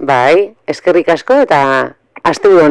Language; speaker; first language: Basque; native; Basque